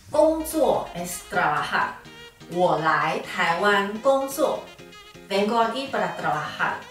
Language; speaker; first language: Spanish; non-native, fluent; Chinese